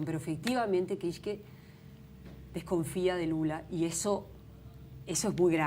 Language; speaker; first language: Spanish; native; Spanish